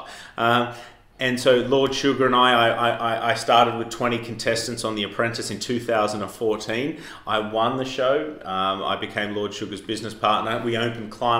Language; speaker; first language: English; native; English